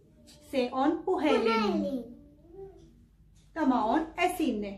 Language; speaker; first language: Finnish; non-native, learner; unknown